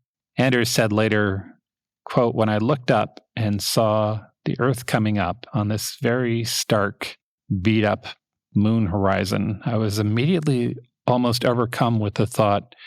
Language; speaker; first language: English; native; English